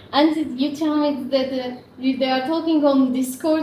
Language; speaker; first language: English; non-native, fluent; Turkish